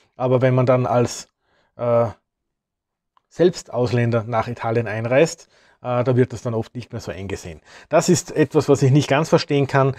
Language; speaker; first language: German; native; German